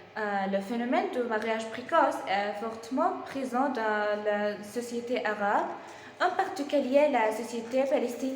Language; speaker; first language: French; non-native, learner; Arabic